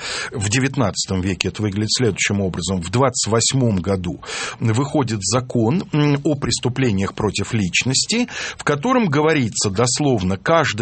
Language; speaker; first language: Russian; native; Russian